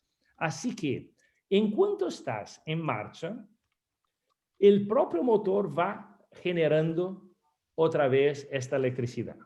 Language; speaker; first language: Spanish; non-native, fluent; Portuguese